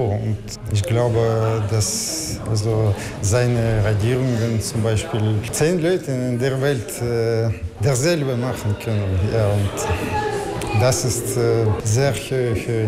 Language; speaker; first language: German; non-native, learner; Russian